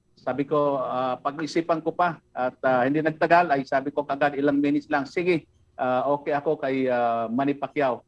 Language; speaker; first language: Filipino; non-native, local second language; Waray